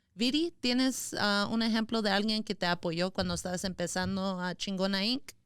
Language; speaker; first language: Spanish; early bilingual, other home language; English